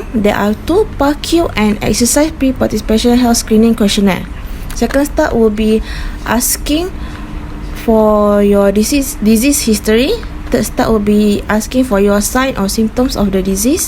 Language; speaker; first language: English; non-native, local second language; Malay